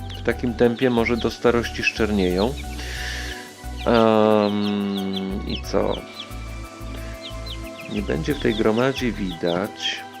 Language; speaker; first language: Polish; native; Polish